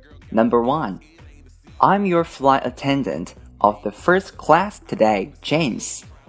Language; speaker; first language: English; non-native, fluent; Chinese